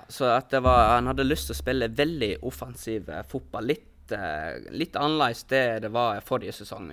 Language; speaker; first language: Norwegian; early bilingual, heritage; Norwegian